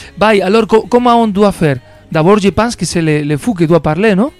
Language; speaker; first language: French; non-native, learner; Spanish